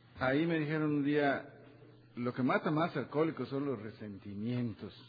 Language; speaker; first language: Spanish; native; Spanish